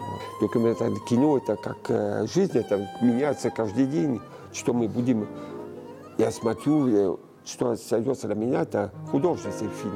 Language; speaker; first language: Russian; early bilingual, heritage; Russian